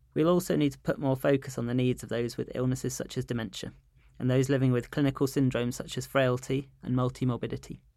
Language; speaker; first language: English; native; English